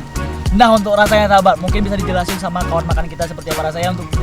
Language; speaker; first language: Indonesian; native; Indonesian